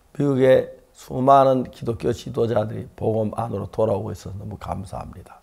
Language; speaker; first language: Korean; native; Korean